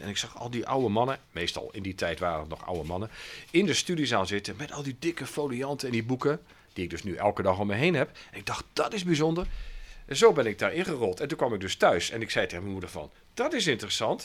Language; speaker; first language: Dutch; native; Dutch